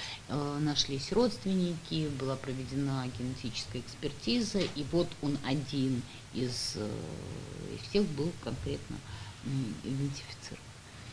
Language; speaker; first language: Russian; native; Russian